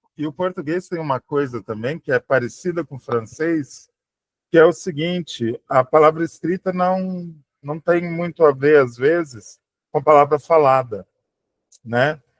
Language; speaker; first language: Portuguese; native; Portuguese